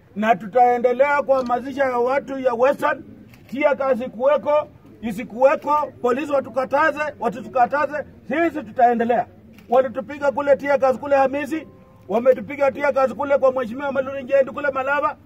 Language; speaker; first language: Swahili; non-native, local second language; Luyia